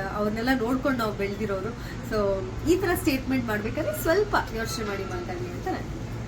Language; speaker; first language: Kannada; non-native, local second language; Kodava